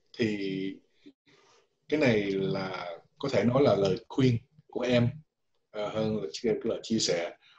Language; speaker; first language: Vietnamese; early bilingual, heritage; Vietnamese